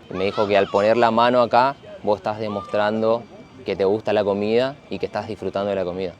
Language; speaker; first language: Spanish; native; Spanish